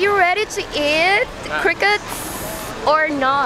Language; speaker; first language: English; non-native, fluent; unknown